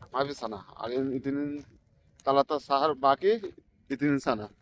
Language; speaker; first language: Arabic; non-native, learner; Bangla